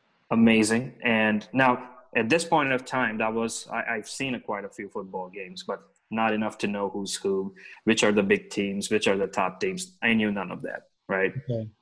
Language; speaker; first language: English; non-native, local second language; Telugu